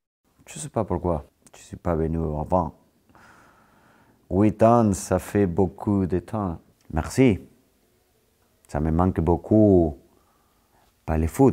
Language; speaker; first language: French; non-native, fluent; Spanish